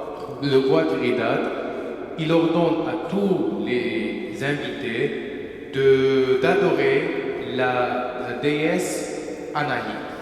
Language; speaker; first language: French; non-native, fluent; Armenian